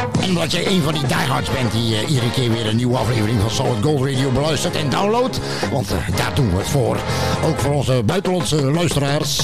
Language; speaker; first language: Dutch; native; Dutch